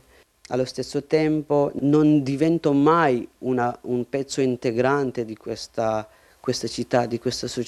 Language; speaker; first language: Italian; non-native, fluent; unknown